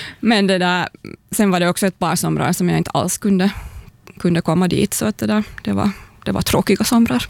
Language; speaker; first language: Swedish; native; Swedish